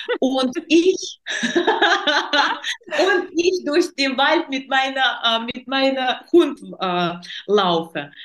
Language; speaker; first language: German; non-native, learner; Russian